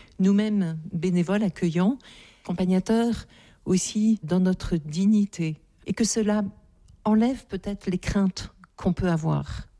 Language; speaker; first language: French; native; French